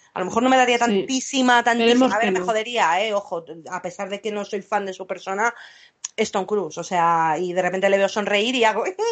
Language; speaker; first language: Spanish; non-native, fluent; English